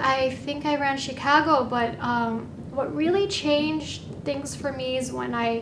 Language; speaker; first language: English; native; English